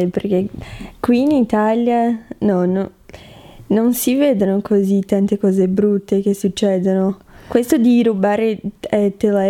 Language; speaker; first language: Italian; non-native, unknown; Portuguese